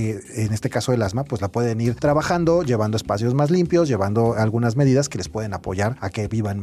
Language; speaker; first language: Spanish; native; Spanish